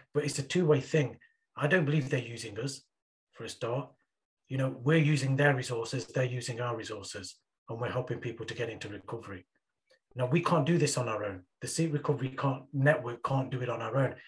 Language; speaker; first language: English; early bilingual, other home language; Punjabi